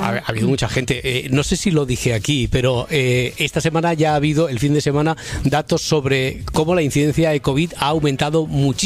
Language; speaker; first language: Spanish; native; Spanish